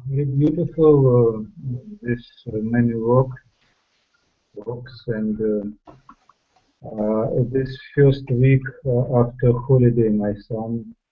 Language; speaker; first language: English; non-native, learner; Russian